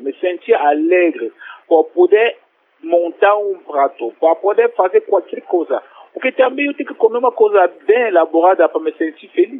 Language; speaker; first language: Portuguese; non-native, fluent; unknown